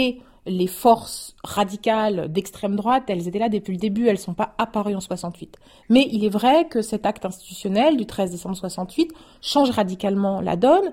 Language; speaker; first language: French; native; French